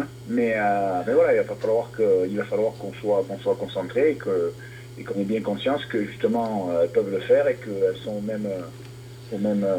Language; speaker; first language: French; native; French